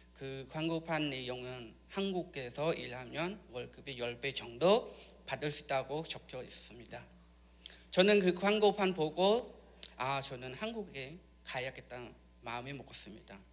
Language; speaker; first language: Korean; non-native, learner; Khmer